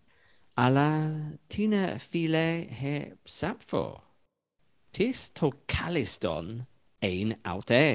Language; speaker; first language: Greek; non-native, learner; English